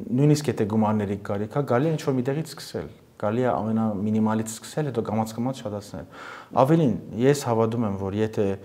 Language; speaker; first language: Armenian; early bilingual, heritage; Armenian